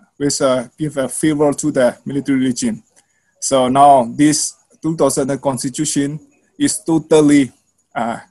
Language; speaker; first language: English; non-native, learner; Burmese